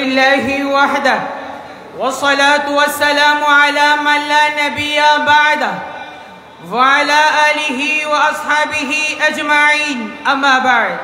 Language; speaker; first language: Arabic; non-native, learner; Bangla